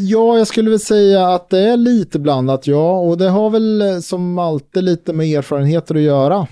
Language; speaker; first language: Swedish; native; Swedish